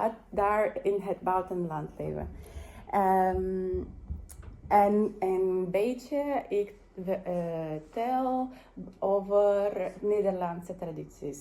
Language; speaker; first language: Dutch; non-native, learner; Yakut